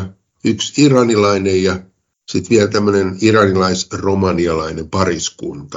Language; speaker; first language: Finnish; native; Finnish